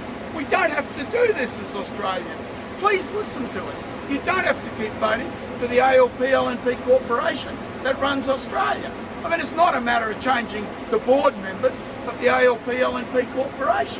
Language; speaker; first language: English; native; English